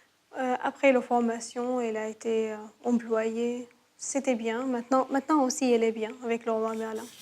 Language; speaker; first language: French; non-native, learner; Arabic